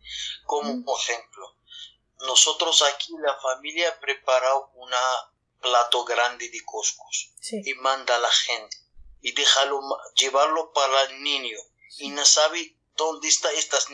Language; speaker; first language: Spanish; non-native, learner; Arabic